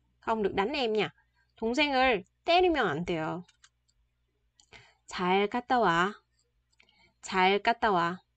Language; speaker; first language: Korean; non-native, fluent; Vietnamese